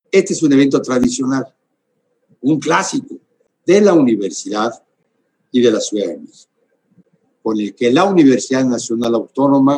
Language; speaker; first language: Spanish; native; Spanish